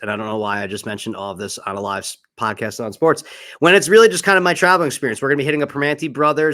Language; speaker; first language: English; native; English